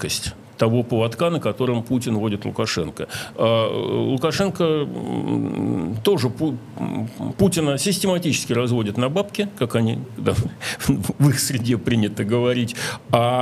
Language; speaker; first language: Russian; native; Russian